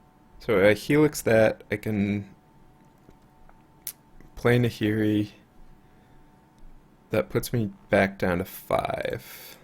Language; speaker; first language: English; native; English